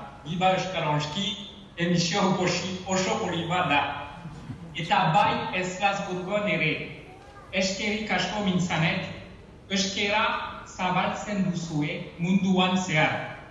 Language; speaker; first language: Basque; non-native, learner; French